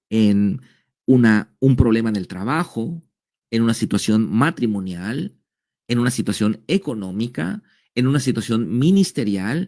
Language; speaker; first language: Spanish; native; Spanish